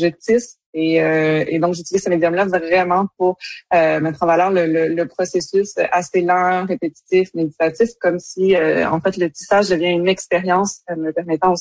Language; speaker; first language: French; native; French